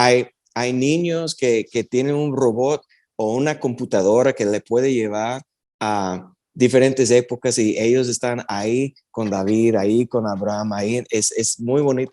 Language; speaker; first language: Spanish; early bilingual, heritage; Spanish